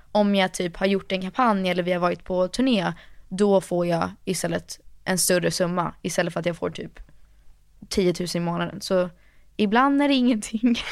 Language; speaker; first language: Swedish; early bilingual, heritage; Swedish